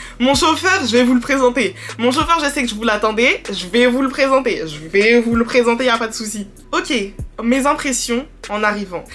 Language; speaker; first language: French; early bilingual, other home language; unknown